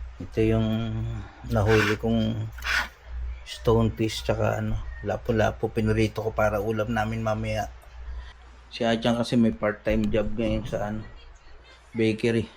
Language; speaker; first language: Filipino; native; Filipino